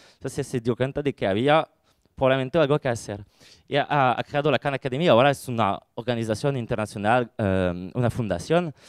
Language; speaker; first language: Spanish; non-native, fluent; French